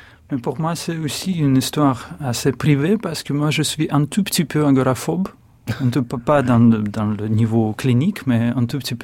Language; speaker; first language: French; non-native, fluent; Russian